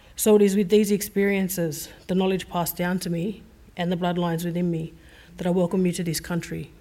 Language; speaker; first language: English; native; English